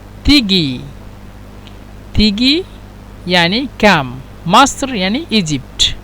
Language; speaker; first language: Arabic; non-native, fluent; Bangla